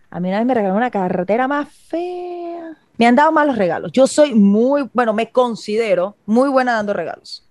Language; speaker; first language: Spanish; native; Spanish